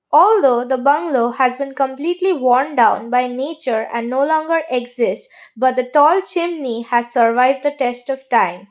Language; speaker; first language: English; non-native, local second language; Bangla